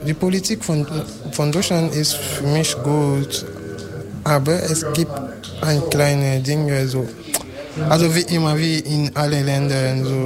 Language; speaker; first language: German; non-native, fluent; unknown